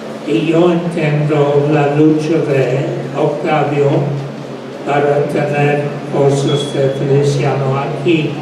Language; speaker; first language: Spanish; non-native, fluent; English